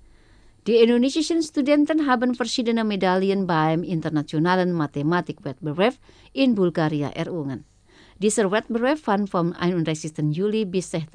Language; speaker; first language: German; non-native, fluent; Indonesian